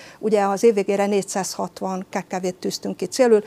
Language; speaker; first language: Hungarian; native; Hungarian